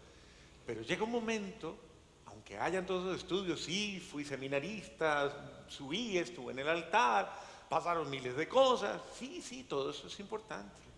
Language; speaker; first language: Spanish; native; Spanish